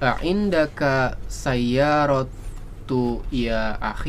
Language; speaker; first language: Arabic; non-native, learner; Indonesian